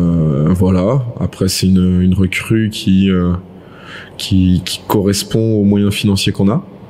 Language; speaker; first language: French; native; French